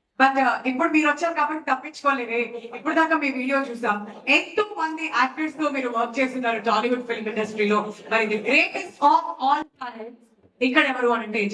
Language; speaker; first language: Telugu; native; Telugu